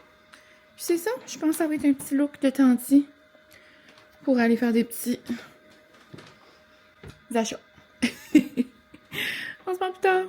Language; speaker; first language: French; native; French